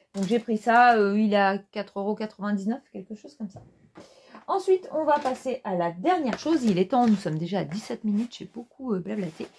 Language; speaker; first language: French; native; French